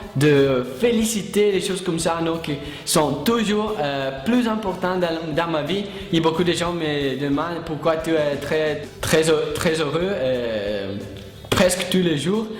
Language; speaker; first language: French; non-native, learner; Italian